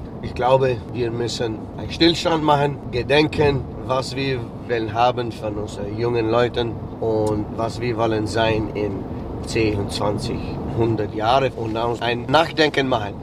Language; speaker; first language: German; early bilingual, heritage; English